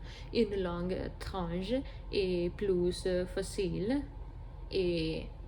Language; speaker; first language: French; non-native, learner; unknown